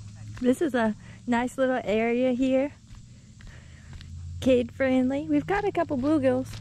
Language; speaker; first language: English; native; English